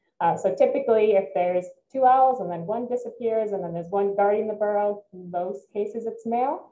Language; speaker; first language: English; native; English